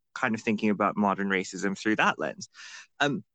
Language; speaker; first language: English; non-native, local second language; Bangla